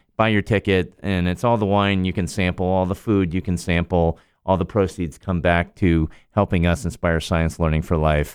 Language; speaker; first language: English; native; English